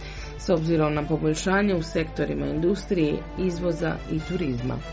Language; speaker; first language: Croatian; native; Croatian